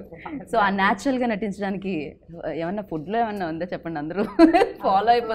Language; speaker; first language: Telugu; native; Telugu